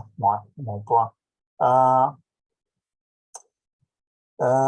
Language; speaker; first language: French; non-native, learner; Portuguese